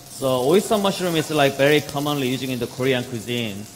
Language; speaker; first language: English; non-native, learner; Korean